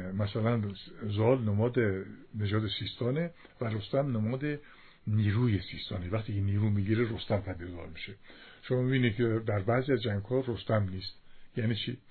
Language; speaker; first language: Persian; native; Persian